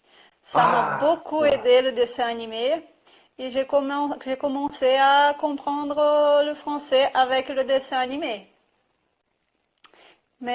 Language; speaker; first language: French; non-native, fluent; Portuguese